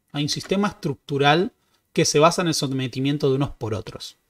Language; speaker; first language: Spanish; native; Spanish